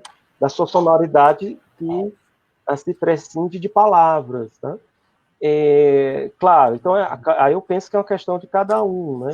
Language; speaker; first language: Portuguese; native; Portuguese